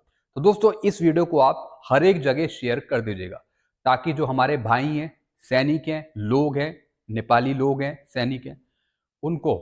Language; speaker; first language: Hindi; native; Hindi